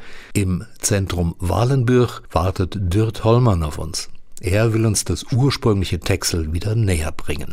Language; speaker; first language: German; native; German